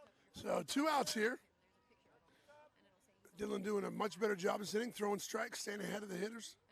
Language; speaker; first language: English; native; English